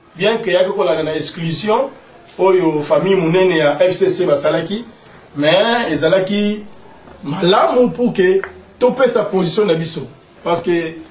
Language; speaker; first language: Lingala; non-native, local second language; Kongo